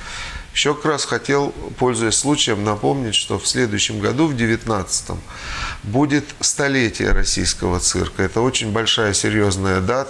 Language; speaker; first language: Russian; native; Russian